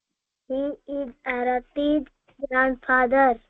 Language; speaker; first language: English; non-native, learner; Odia